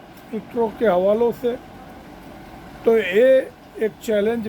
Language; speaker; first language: Hindi; native; Hindi